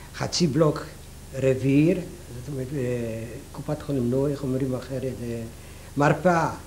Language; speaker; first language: Hebrew; non-native, fluent; Yiddish